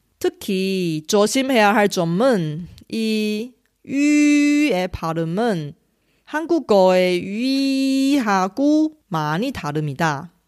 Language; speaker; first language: Korean; non-native, fluent; Chinese